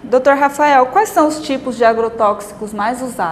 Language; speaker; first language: Portuguese; native; Portuguese